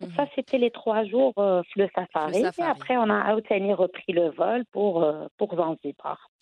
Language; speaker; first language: French; non-native, local second language; Arabic